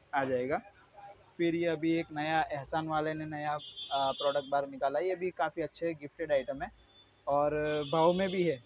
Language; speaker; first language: Hindi; non-native, local second language; Gujarati